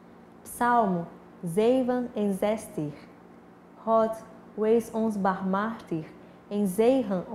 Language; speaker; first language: Dutch; non-native, fluent; Portuguese